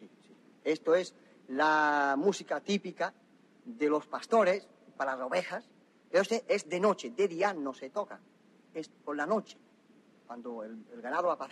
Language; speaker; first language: Spanish; non-native, local second language; Catalan